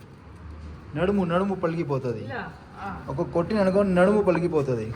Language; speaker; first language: Telugu; non-native, learner; Hindi